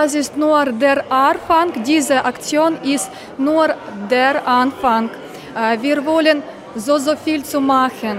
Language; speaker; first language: German; non-native, learner; Ukrainian